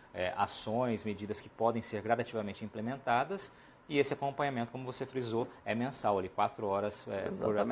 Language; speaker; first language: Portuguese; native; Portuguese